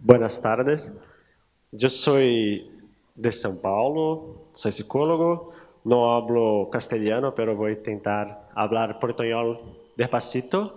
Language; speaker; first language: Spanish; non-native, learner; Portuguese